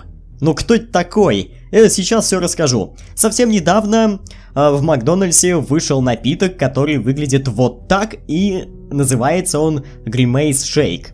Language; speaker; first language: Russian; native; Russian